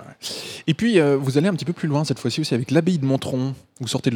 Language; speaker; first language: French; native; French